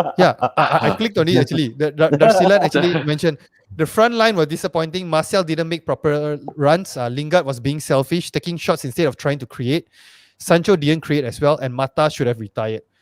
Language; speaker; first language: English; non-native, local second language; Malay